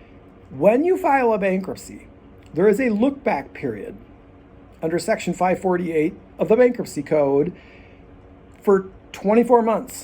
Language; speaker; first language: English; native; English